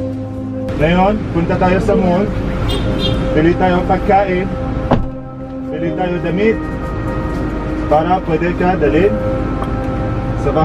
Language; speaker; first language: Filipino; non-native, learner; Arabic